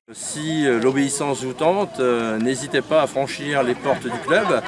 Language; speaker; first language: French; native; French